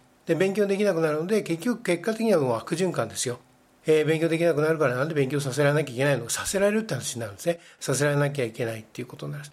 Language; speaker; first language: Japanese; native; Japanese